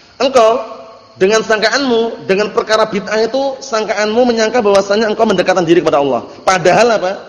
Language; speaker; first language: Indonesian; native; Indonesian